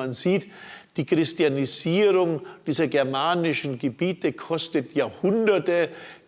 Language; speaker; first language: German; native; German